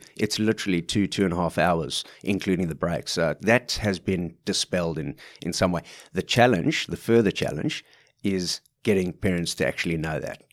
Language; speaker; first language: English; native; English